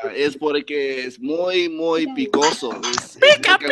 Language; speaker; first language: Spanish; non-native, learner; English